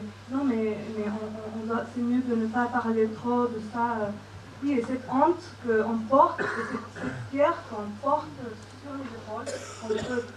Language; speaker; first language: French; non-native, fluent; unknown